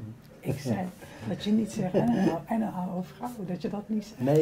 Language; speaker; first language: Dutch; native; Dutch